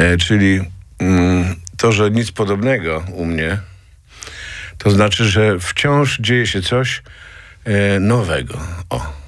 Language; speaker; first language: Polish; native; Polish